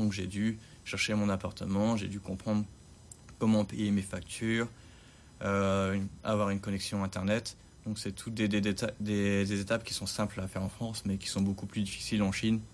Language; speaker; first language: French; native; French